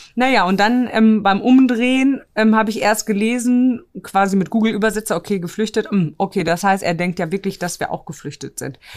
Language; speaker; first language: German; early bilingual, other home language; Polish